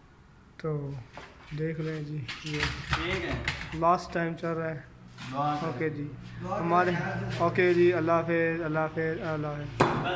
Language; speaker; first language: Urdu; non-native, local second language; Punjabi